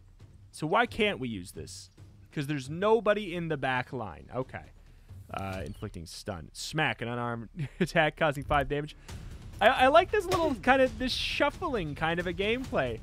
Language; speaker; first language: English; native; English